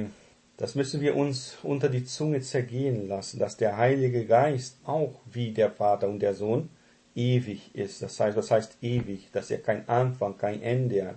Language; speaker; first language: German; non-native, fluent; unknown